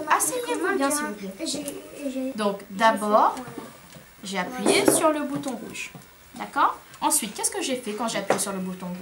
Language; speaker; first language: French; native; French